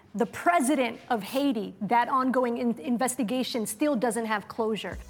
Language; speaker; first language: English; non-native, fluent; Somali